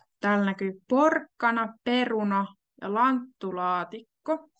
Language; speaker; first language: Finnish; native; Finnish